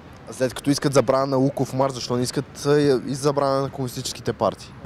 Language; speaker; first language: Bulgarian; native; Bulgarian